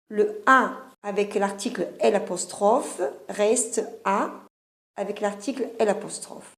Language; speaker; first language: French; non-native, fluent; Italian